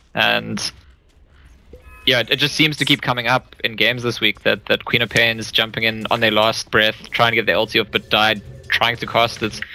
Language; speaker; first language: English; native; English